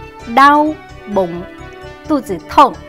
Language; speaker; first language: Chinese; non-native, local second language; Vietnamese